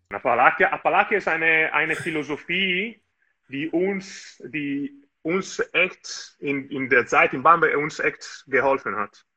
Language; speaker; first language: German; non-native, fluent; Italian